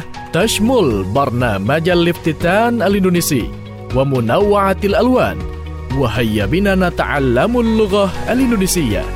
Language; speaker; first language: Arabic; non-native, fluent; Indonesian